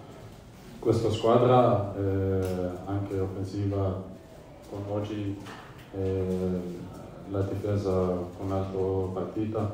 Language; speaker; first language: Italian; non-native, learner; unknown